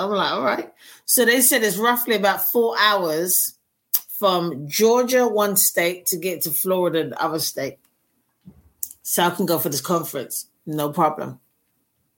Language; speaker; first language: English; native; English